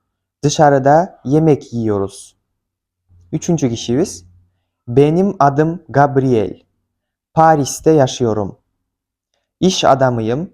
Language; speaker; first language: Turkish; non-native, fluent; Kyrgyz